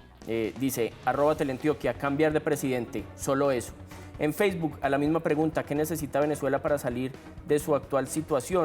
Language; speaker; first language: Spanish; native; Spanish